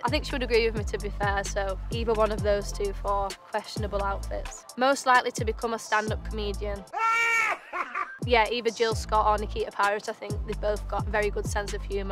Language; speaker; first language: English; native; English